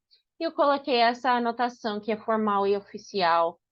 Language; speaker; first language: Portuguese; non-native, fluent; English